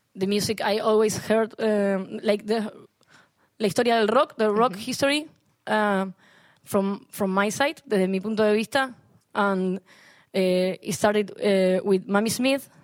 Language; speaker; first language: English; non-native, learner; Spanish